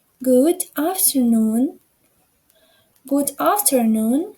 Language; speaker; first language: English; non-native, fluent; Ukrainian